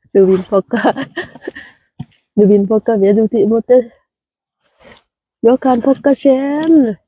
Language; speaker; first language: Swedish; non-native, learner; Thai